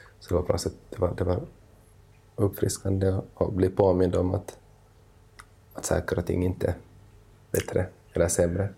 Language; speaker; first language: Swedish; non-native, local second language; Finnish